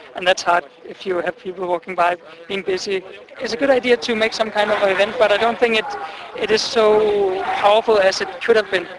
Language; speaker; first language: English; non-native, fluent; Danish